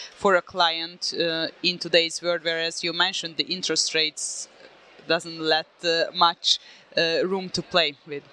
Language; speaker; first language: English; non-native, fluent; Hungarian